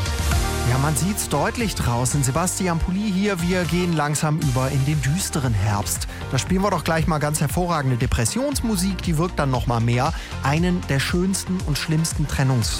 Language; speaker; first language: German; native; German